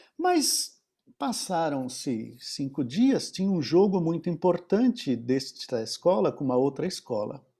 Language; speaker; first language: Portuguese; native; Portuguese